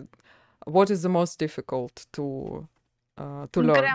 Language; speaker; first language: English; non-native, fluent; Russian